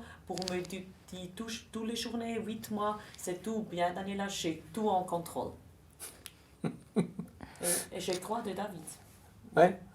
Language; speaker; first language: French; non-native, local second language; German